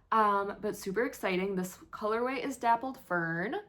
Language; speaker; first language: English; native; English